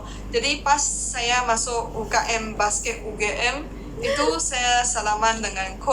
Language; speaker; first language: Indonesian; non-native, fluent; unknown